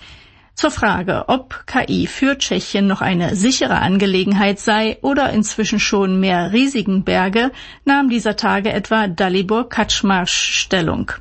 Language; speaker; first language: German; native; German